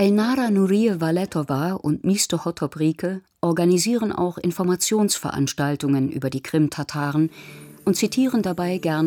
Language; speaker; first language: German; native; German